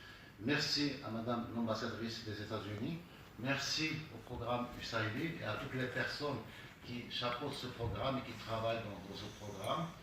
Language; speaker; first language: French; native; French